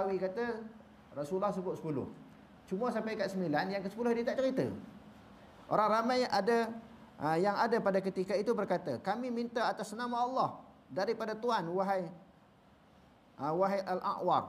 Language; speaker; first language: Malay; native; Malay